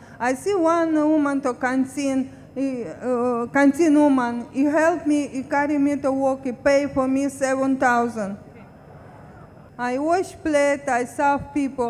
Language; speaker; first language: English; non-native, learner; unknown